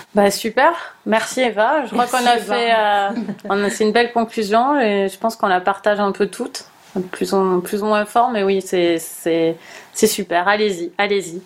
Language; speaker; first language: French; native; French